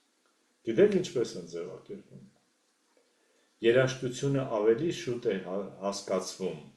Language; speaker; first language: Armenian; native; Armenian